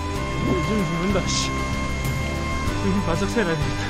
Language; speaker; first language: Korean; native; Korean